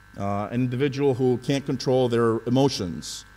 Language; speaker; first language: English; early bilingual, other home language; Greek